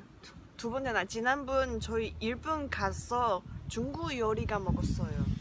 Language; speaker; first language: Korean; non-native, learner; Chinese